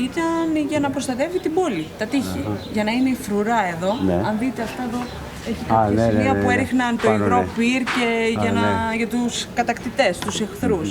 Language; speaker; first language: Greek; native; Greek